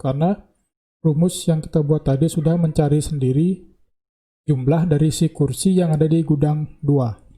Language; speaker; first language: Indonesian; native; Indonesian